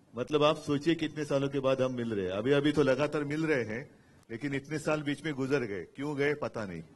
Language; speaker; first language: Hindi; non-native, local second language; Marathi